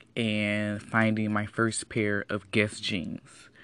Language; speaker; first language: English; native; English